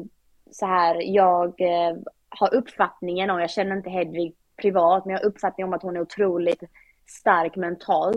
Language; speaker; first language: Swedish; native; Swedish